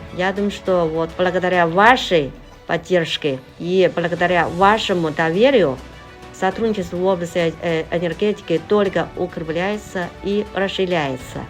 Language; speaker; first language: Russian; non-native, fluent; Chinese